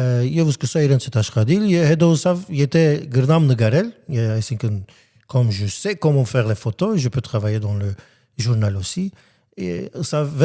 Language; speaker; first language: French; non-native, learner; Armenian